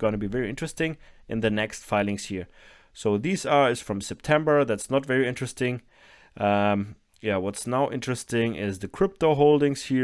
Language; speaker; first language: English; non-native, fluent; German